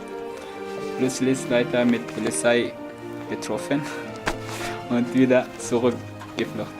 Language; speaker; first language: German; non-native, fluent; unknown